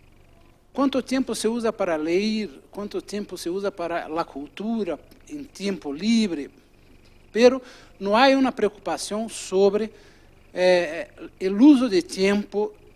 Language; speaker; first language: Spanish; non-native, fluent; Portuguese